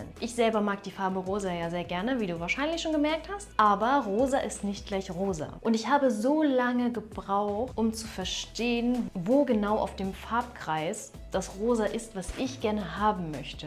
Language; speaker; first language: German; native; German